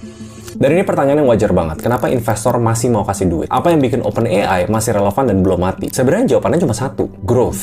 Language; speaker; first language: Indonesian; native; Indonesian